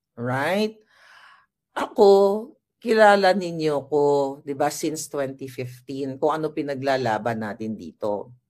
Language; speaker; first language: Filipino; non-native, local second language; Hiligaynon